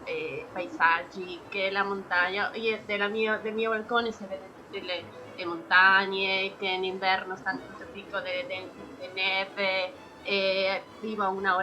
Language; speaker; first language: Italian; non-native, learner; Spanish